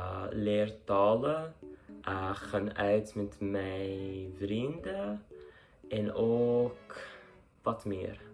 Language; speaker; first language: Dutch; non-native, learner; English